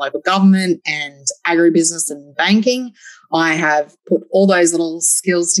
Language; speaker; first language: English; native; English